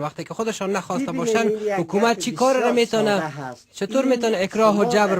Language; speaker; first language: Persian; native; Persian